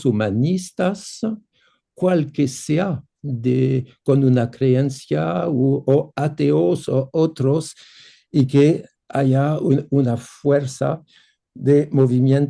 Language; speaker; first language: Spanish; non-native, fluent; French